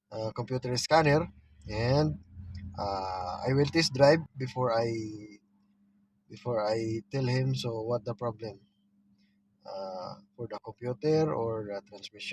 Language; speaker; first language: English; non-native, local second language; Filipino